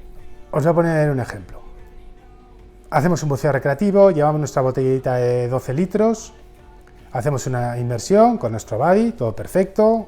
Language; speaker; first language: Spanish; native; Spanish